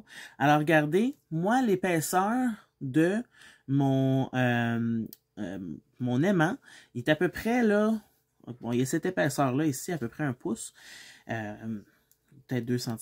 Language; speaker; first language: French; native; French